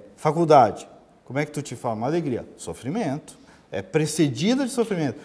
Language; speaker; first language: Portuguese; native; Portuguese